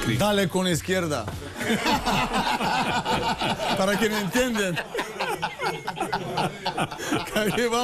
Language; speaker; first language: Spanish; non-native, fluent; Bulgarian